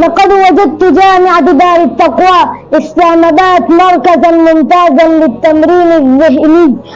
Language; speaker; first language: Arabic; non-native, learner; Urdu